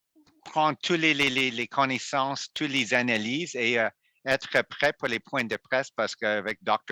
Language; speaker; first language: French; non-native, local second language; English